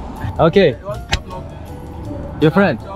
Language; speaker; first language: English; non-native, learner; Korean